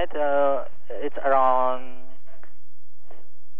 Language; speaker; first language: English; non-native, local second language; Filipino